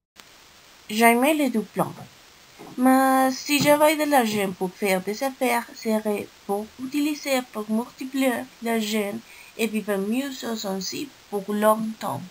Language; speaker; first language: French; non-native, learner; Spanish